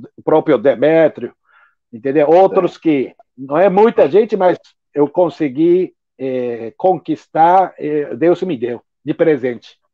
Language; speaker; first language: Portuguese; non-native, fluent; Japanese